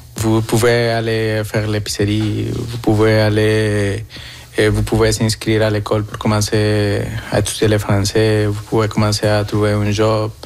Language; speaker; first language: French; non-native, fluent; Spanish